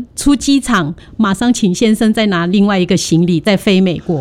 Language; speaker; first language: Chinese; non-native, fluent; Hakka Chinese